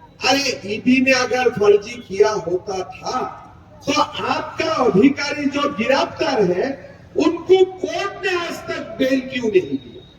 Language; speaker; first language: Hindi; non-native, local second language; Assamese